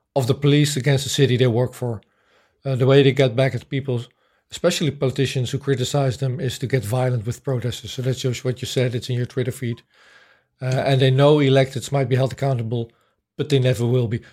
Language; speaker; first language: English; non-native, fluent; Dutch